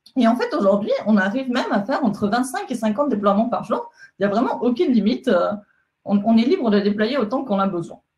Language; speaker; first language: French; non-native, fluent; Spanish